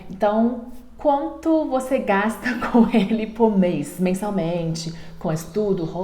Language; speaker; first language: Portuguese; non-native, learner; Chinese